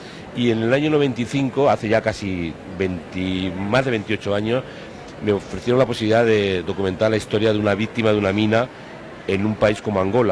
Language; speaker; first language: Spanish; native; Spanish